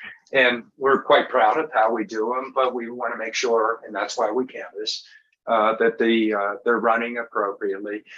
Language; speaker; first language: English; native; English